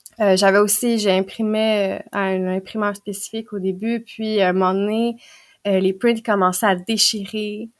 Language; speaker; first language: French; native; French